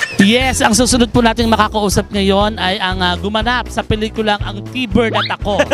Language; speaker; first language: Filipino; native; Filipino